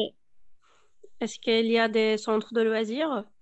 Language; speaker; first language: French; non-native, learner; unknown